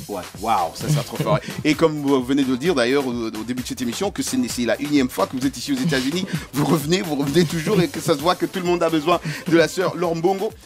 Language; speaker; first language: French; native; French